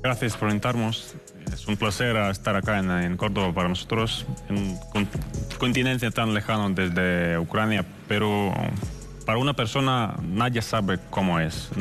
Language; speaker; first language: Spanish; non-native, fluent; Ukrainian